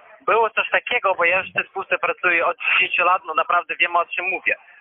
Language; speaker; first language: Polish; non-native, learner; Ukrainian